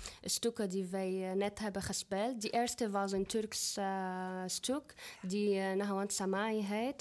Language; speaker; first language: Dutch; non-native, fluent; Arabic